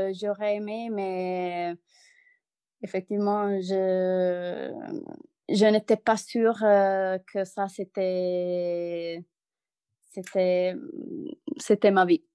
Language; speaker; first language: French; non-native, learner; Italian